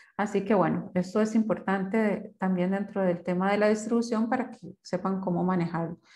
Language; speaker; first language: Spanish; native; Spanish